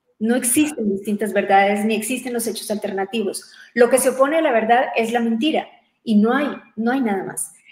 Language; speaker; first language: Spanish; native; Spanish